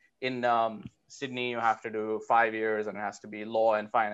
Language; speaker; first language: English; non-native, local second language; Hindi